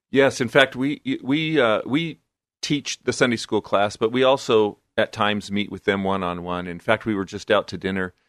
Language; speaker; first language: English; native; English